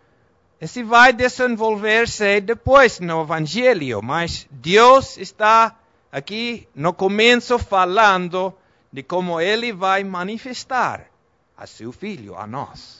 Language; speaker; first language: Portuguese; non-native, fluent; Spanish